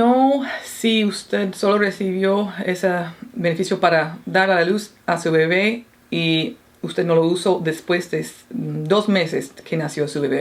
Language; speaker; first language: Spanish; non-native, fluent; English